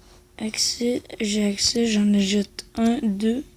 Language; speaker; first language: French; native; French